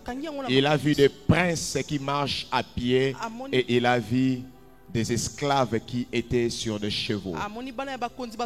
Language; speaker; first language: French; non-native, local second language; Lingala